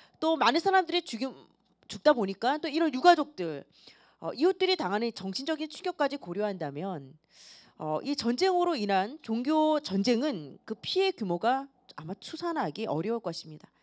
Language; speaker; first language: Korean; native; Korean